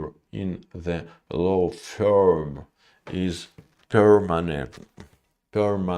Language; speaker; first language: English; non-native, learner; Russian